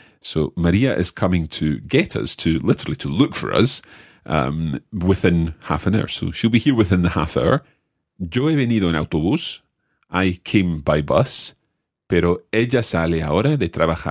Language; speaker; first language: English; native; English